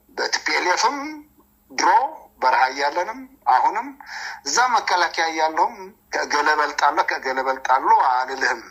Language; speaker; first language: Amharic; non-native, local second language; Tigrinya